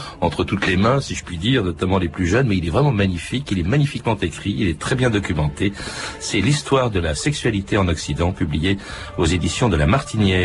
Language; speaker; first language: French; native; French